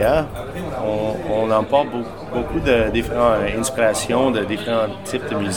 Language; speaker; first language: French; non-native, local second language; English